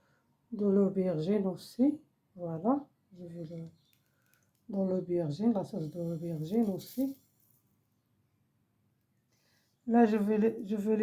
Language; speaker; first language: French; non-native, learner; Arabic